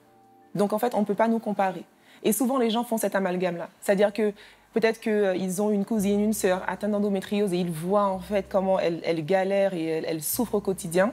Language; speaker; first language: French; native; French